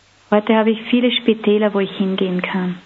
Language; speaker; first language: German; native; German